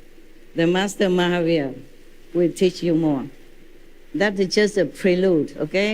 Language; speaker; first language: English; non-native, fluent; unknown